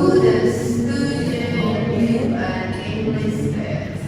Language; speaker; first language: English; non-native, learner; Indonesian